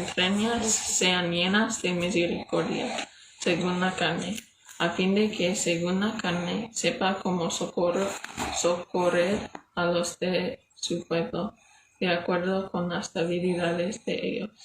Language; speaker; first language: Spanish; non-native, learner; English